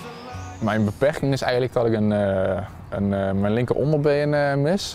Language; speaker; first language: Dutch; native; Dutch